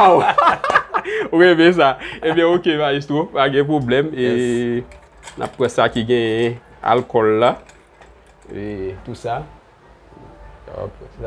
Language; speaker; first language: French; non-native, local second language; Haitian Creole